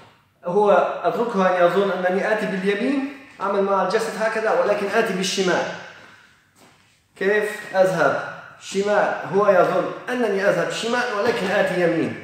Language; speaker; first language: Arabic; non-native, fluent; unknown